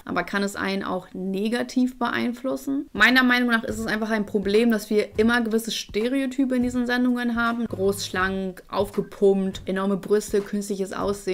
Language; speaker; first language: German; native; German